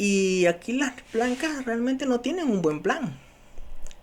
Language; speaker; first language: Spanish; native; Spanish